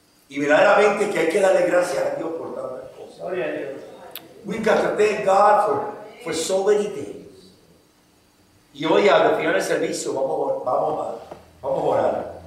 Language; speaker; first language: Spanish; native; Spanish